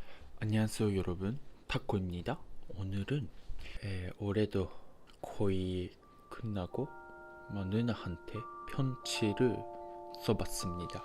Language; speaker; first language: Korean; non-native, fluent; Japanese